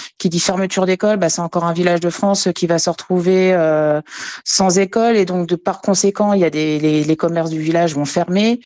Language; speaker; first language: French; native; French